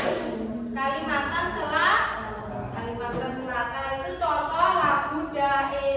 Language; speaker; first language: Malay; non-native, local second language; Javanese